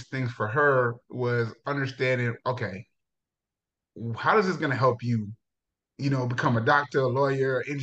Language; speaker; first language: English; native; English